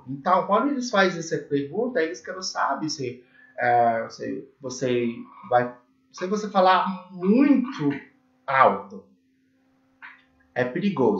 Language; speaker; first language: Portuguese; non-native, learner; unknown